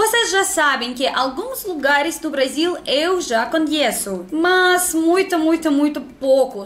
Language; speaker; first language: Portuguese; non-native, learner; Russian